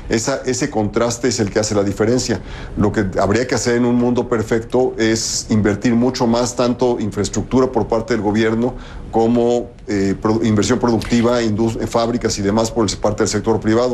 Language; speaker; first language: Spanish; native; Spanish